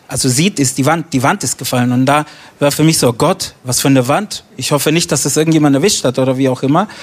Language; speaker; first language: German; early bilingual, other home language; Romany